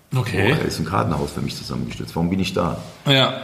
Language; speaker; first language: German; native; German